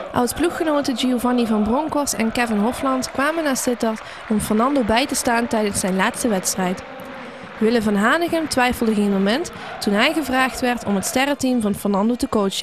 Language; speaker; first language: Dutch; native; Dutch